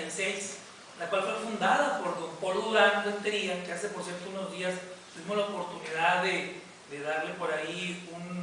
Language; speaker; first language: Spanish; native; Spanish